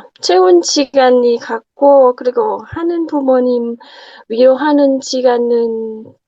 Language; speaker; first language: Korean; non-native, learner; Thai